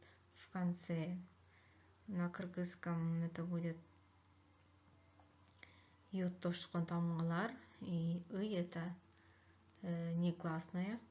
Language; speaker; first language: Russian; non-native, local second language; Kyrgyz